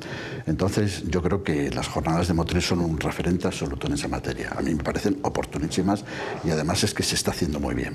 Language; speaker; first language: Spanish; native; Spanish